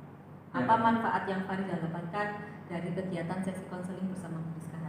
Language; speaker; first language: Indonesian; native; Indonesian